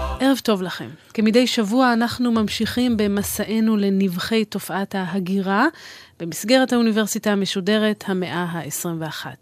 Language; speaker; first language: Hebrew; native; Hebrew